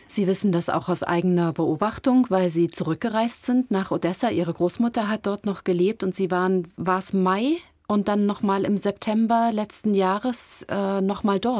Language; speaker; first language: German; native; German